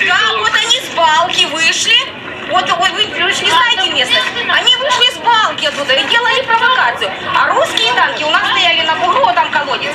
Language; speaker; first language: Russian; native; Russian